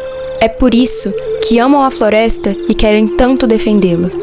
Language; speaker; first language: Portuguese; native; Portuguese